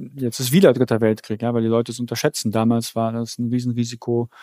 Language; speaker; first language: German; early bilingual, other home language; Polish